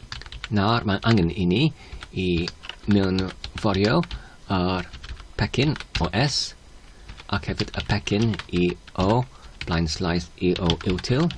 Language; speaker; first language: Welsh; non-native, fluent; English